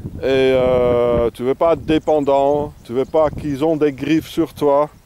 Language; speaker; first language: French; non-native, fluent; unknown